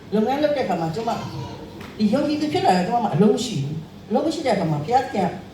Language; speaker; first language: Burmese; non-native, local second language; Shan